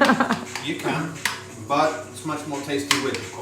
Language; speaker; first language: English; native; English